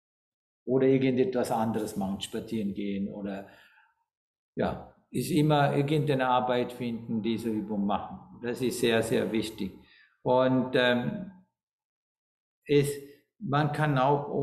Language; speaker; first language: German; non-native, fluent; Sinhala